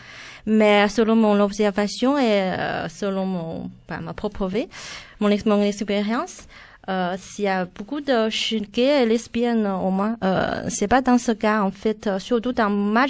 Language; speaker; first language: French; non-native, fluent; Chinese